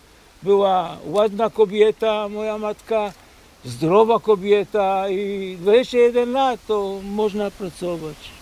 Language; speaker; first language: Polish; early bilingual, heritage; Polish